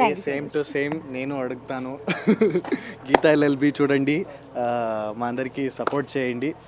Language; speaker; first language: Telugu; non-native, learner; Kannada